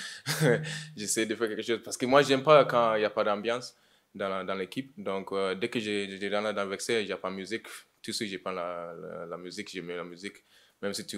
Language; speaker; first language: French; non-native, learner; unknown